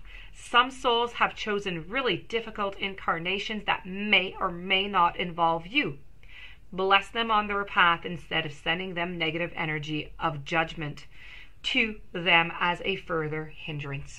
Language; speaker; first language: English; non-native, local second language; French